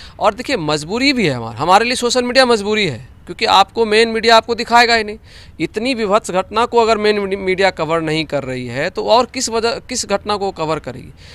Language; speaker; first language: Hindi; native; Hindi